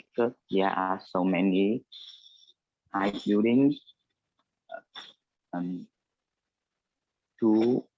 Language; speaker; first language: English; non-native, learner; Vietnamese